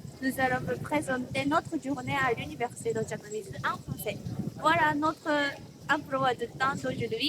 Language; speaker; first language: French; non-native, learner; Japanese